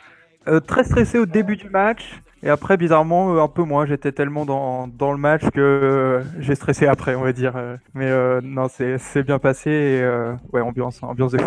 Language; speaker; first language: French; native; French